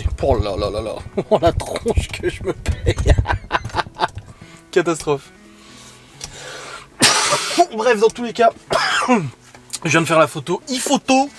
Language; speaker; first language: French; native; French